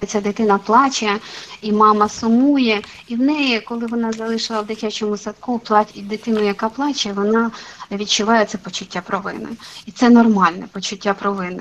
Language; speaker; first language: Ukrainian; non-native, local second language; Russian